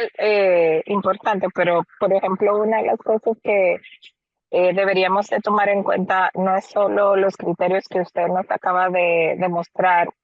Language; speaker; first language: Spanish; native; Spanish